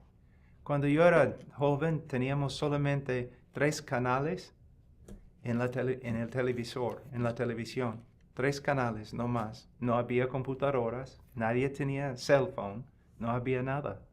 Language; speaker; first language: Spanish; non-native, fluent; English